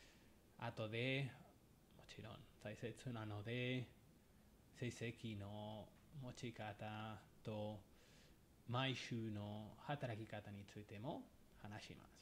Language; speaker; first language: Japanese; non-native, fluent; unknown